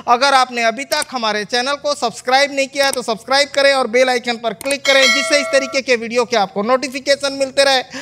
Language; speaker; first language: Hindi; native; Hindi